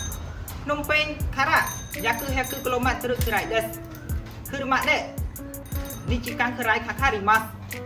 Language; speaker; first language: Japanese; non-native, learner; Khmer